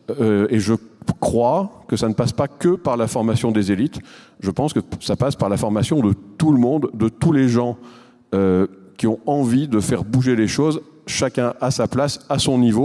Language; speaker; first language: French; native; French